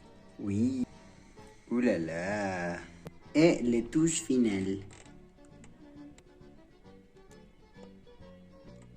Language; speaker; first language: French; non-native, learner; Spanish